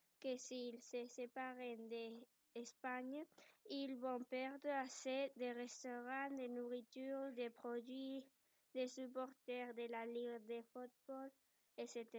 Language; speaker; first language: French; non-native, learner; Spanish